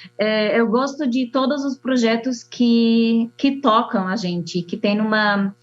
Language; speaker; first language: Portuguese; non-native, fluent; Arabic